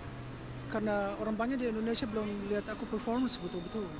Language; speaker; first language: Indonesian; early bilingual, heritage; Dutch